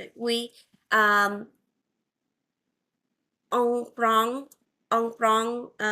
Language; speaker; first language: French; non-native, learner; Vietnamese